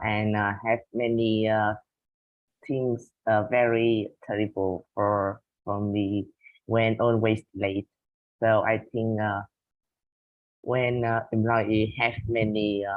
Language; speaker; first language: English; non-native, learner; Vietnamese